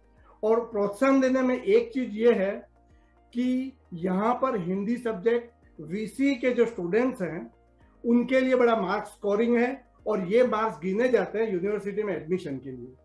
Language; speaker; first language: Hindi; native; Hindi